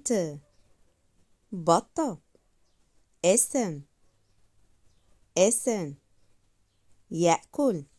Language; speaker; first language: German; non-native, fluent; Arabic